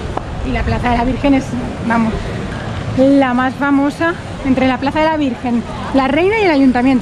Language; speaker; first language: Spanish; native; Spanish